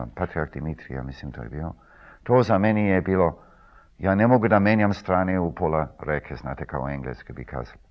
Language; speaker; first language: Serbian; early bilingual, heritage; Serbian